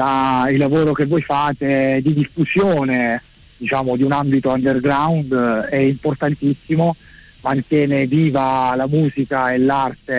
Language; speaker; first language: Italian; native; Italian